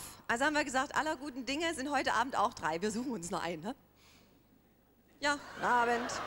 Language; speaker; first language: German; native; German